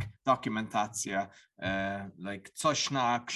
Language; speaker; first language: Polish; non-native, learner; English